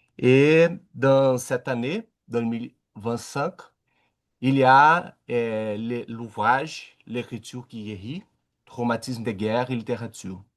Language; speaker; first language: French; non-native, learner; Portuguese